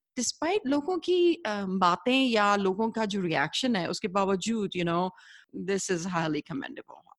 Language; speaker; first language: English; non-native, local second language; Hindi